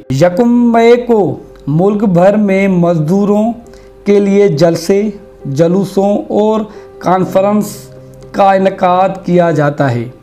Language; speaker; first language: Urdu; non-native, local second language; Sindhi